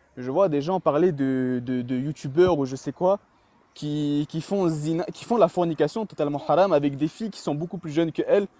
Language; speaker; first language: French; early bilingual, other home language; Chechen